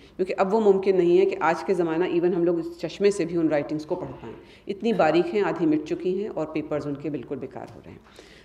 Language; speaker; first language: Hindi; native; Hindi